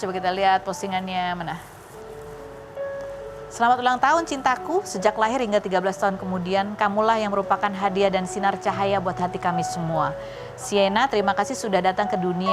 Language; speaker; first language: Indonesian; native; Indonesian